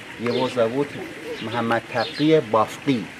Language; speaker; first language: Russian; non-native, learner; Persian